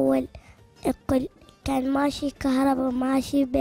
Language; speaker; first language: Arabic; native; Arabic